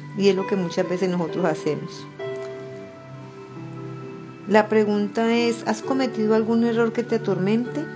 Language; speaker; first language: Spanish; native; Spanish